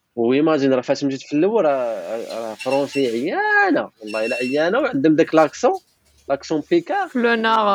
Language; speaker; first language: Arabic; non-native, local second language; Tachelhit